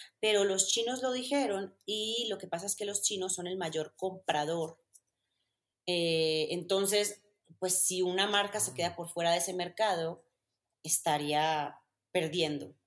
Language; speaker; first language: Spanish; native; Spanish